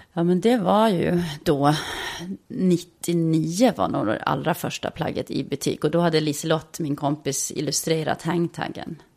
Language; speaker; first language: Swedish; native; Swedish